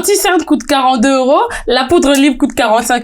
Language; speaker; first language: French; native; French